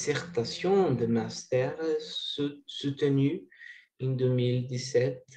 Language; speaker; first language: French; non-native, learner; Portuguese